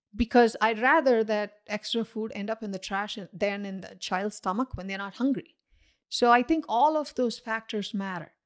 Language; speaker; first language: English; non-native, local second language; Tamil